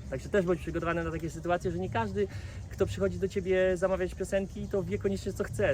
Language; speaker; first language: Polish; native; Polish